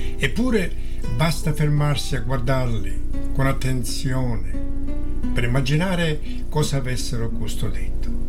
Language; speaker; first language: Italian; native; Italian